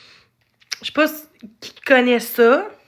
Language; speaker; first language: French; native; French